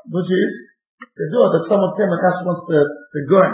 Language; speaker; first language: English; native; English